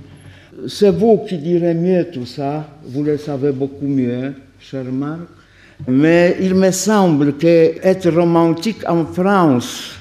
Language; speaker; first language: French; non-native, fluent; Polish